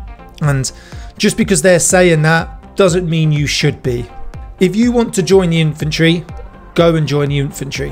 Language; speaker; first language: English; native; English